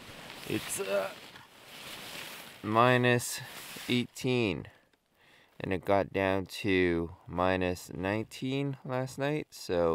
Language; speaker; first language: English; native; English